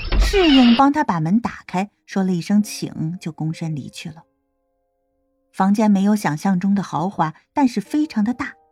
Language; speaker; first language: Chinese; native; Chinese